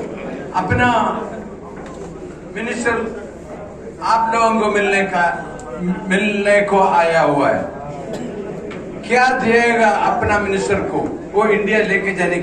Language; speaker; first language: Hindi; non-native, local second language; Malayalam